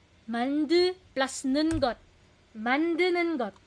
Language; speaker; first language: Korean; non-native, fluent; Filipino